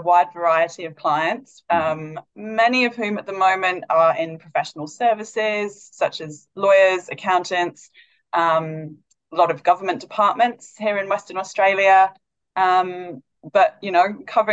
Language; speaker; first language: English; native; English